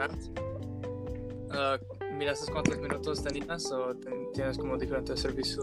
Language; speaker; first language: Spanish; early bilingual, heritage; Spanish